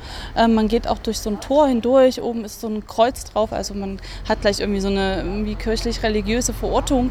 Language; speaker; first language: German; native; German